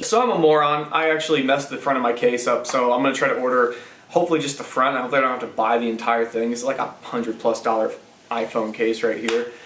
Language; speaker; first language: English; native; English